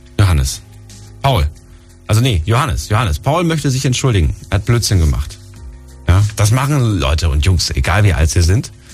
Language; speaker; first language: German; native; German